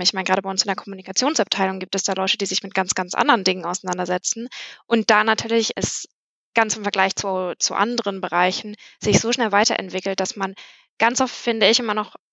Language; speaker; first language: German; native; German